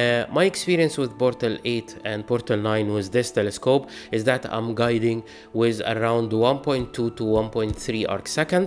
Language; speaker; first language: English; non-native, fluent; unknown